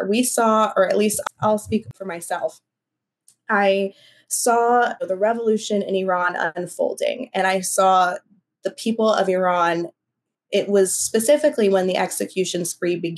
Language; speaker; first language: English; native; English